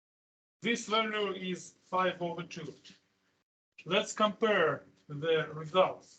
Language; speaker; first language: English; non-native, fluent; Russian